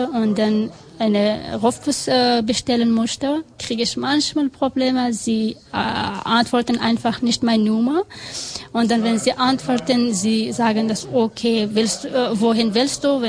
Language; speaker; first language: German; non-native, learner; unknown